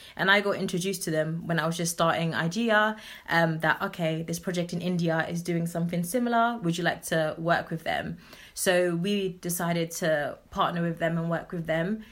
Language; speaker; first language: English; native; English